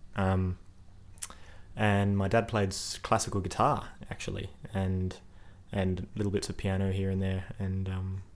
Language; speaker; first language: English; native; English